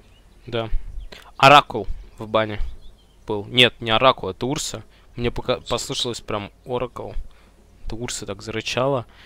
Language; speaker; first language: Russian; native; Russian